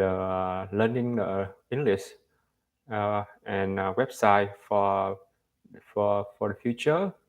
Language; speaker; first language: English; non-native, learner; Vietnamese